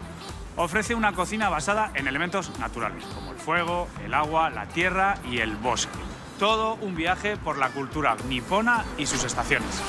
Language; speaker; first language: Spanish; native; Spanish